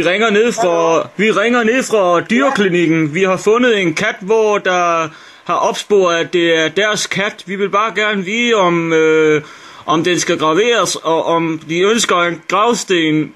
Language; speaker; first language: Danish; native; Danish